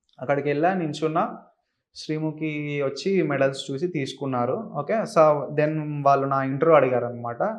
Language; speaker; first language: Telugu; native; Telugu